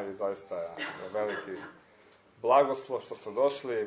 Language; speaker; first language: Serbian; native; Serbian